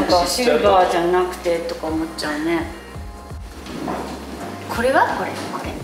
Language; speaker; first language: Japanese; native; Japanese